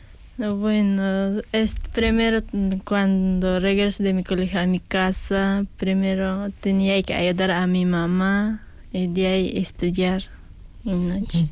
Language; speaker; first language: Spanish; non-native, local second language; Quechua